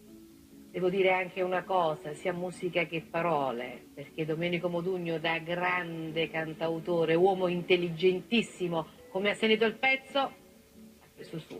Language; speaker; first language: Italian; native; Italian